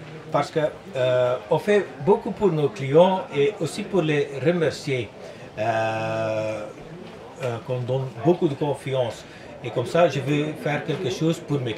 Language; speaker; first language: French; non-native, learner; Dutch